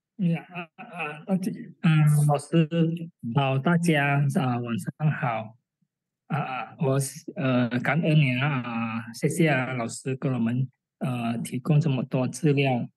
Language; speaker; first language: Chinese; early bilingual, heritage; Chinese